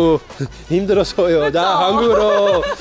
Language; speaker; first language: Korean; non-native, learner; Dutch